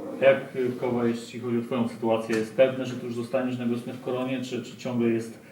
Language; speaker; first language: Polish; native; Polish